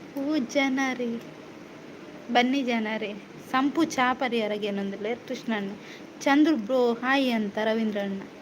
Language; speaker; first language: Kannada; native; Kannada